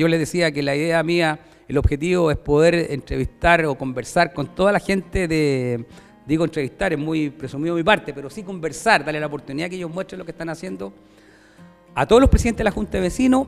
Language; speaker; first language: Spanish; native; Spanish